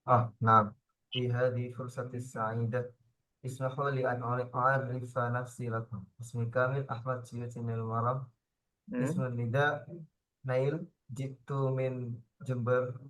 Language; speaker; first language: Arabic; non-native, learner; Indonesian